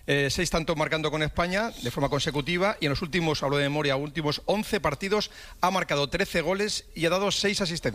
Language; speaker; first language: Spanish; native; Spanish